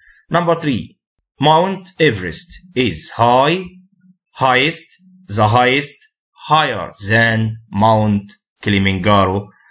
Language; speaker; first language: English; non-native, fluent; Arabic